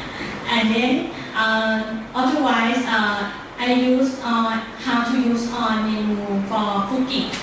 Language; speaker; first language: English; non-native, learner; Thai